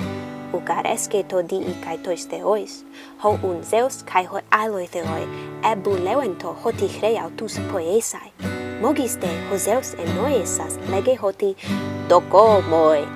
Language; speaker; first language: Greek; non-native, learner; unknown